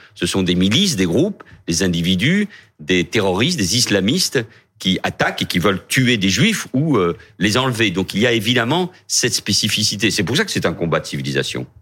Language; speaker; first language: French; early bilingual, other home language; Catalan